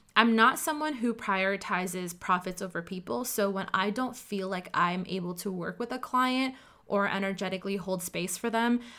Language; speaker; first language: English; early bilingual, other home language; Cantonese